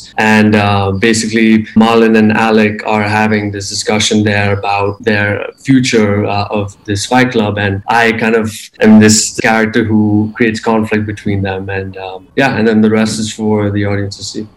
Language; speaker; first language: English; non-native, local second language; Hindi